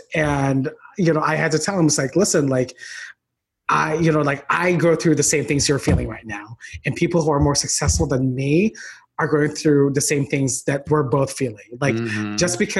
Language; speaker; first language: English; non-native, local second language; Filipino